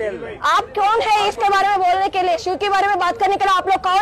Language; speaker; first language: Hindi; non-native, local second language; Telugu